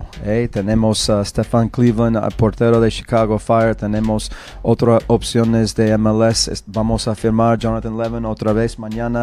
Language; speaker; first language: Spanish; non-native, learner; English